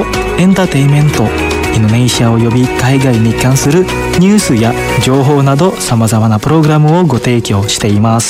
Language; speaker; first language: Japanese; non-native, fluent; Indonesian